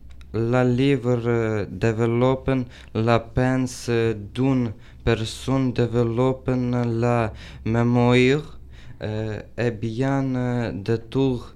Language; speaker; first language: French; non-native, learner; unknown